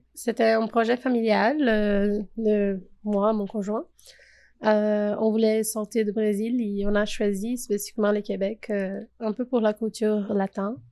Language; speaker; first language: French; non-native, fluent; Portuguese